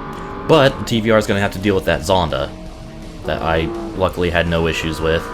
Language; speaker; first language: English; native; English